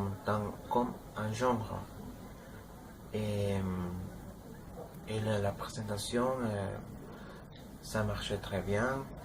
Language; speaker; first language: French; non-native, learner; Spanish